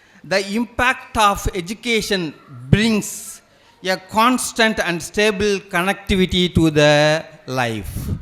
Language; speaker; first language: English; non-native, local second language; Tamil